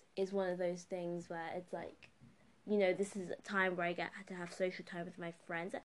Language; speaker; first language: English; native; English